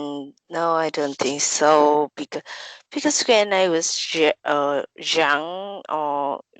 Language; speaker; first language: English; non-native, learner; Vietnamese